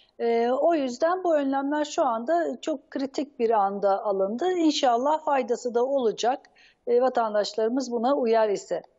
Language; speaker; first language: Turkish; native; Turkish